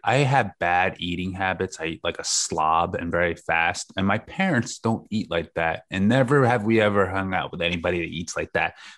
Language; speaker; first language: English; native; English